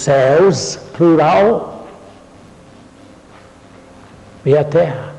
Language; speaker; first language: Portuguese; non-native, fluent; English